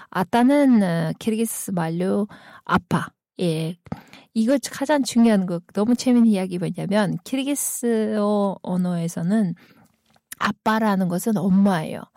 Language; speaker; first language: Korean; non-native, fluent; Kyrgyz